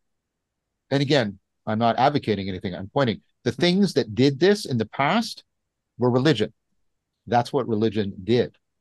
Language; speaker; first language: English; native; English